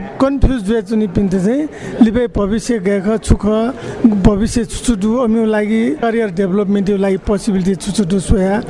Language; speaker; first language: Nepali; non-native, local second language; Newari